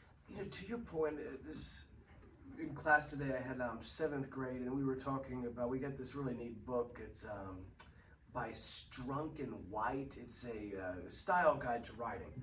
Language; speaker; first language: English; native; English